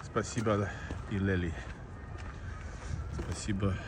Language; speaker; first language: Russian; early bilingual, heritage; Russian